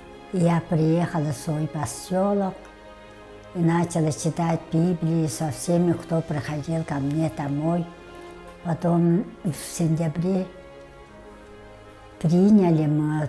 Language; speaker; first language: Russian; non-native, local second language; Tuvinian